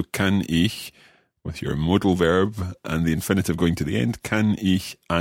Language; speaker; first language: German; non-native, learner; English